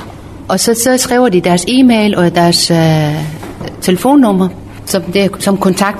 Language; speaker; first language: Danish; non-native, learner; Persian